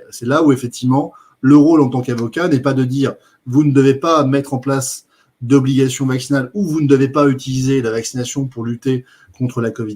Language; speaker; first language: French; native; French